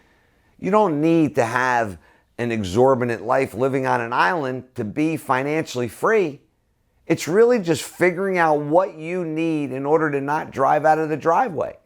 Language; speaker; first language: English; native; English